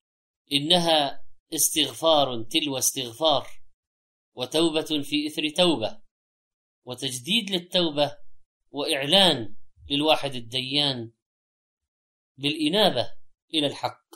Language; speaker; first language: Arabic; native; Arabic